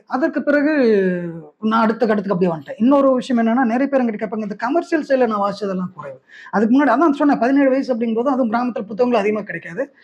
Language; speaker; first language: Tamil; non-native, local second language; Malayalam